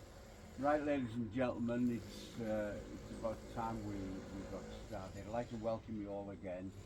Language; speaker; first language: English; native; English